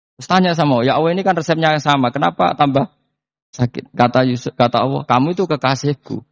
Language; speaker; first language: Indonesian; non-native, local second language; Javanese